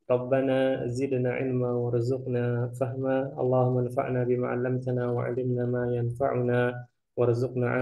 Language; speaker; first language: Arabic; non-native, fluent; Indonesian